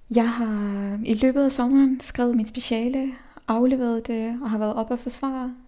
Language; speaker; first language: Danish; early bilingual, other home language; Persian